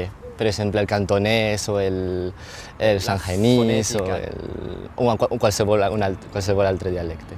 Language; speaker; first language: Catalan; non-native, local second language; Chinese